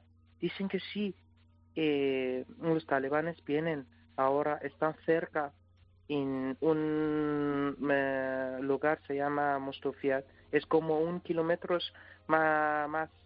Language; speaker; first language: Spanish; non-native, learner; Persian